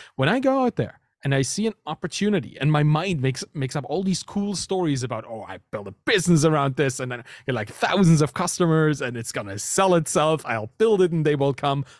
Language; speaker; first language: English; non-native, fluent; German